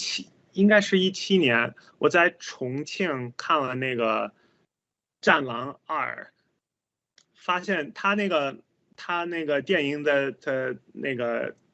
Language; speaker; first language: Chinese; non-native, fluent; English